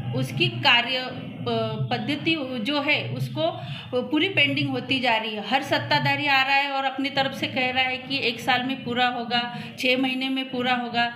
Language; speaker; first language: Hindi; non-native, local second language; Marathi